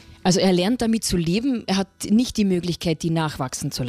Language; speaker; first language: German; native; German